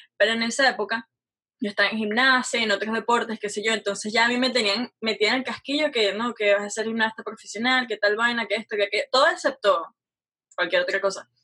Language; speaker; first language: Spanish; native; Spanish